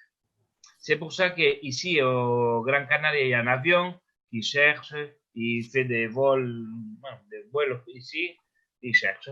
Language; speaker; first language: French; non-native, learner; Spanish